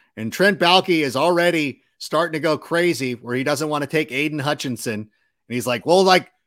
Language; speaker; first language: English; native; English